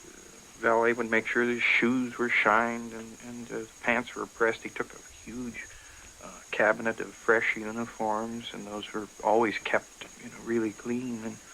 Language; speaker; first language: English; native; English